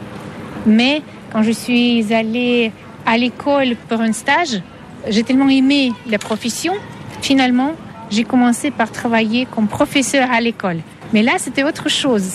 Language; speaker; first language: French; non-native, fluent; Russian